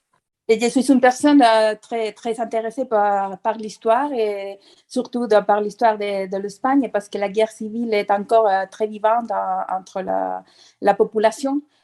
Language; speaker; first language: French; non-native, fluent; Spanish